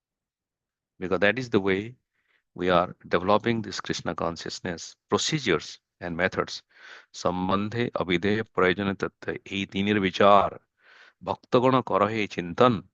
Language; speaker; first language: English; non-native, fluent; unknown